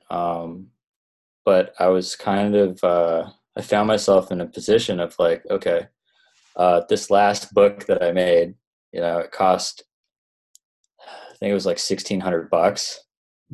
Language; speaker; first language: English; native; English